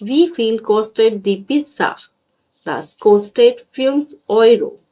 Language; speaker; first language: German; non-native, fluent; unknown